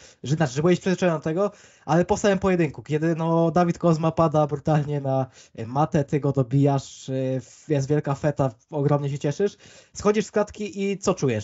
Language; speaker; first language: Polish; native; Polish